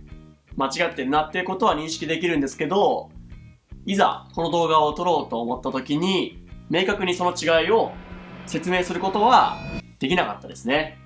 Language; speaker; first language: Japanese; native; Japanese